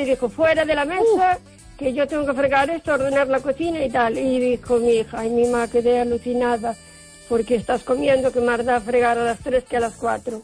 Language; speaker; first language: Spanish; non-native, local second language; Galician